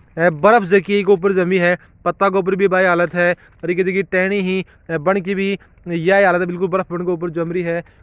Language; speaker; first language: Hindi; native; Hindi